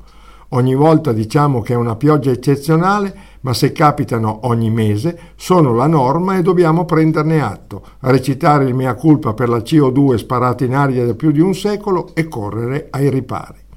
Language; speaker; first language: Italian; native; Italian